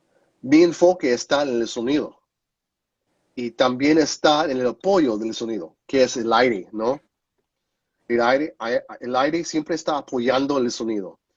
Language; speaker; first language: Spanish; non-native, fluent; English